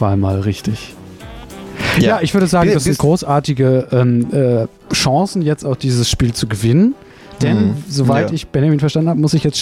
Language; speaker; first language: German; native; German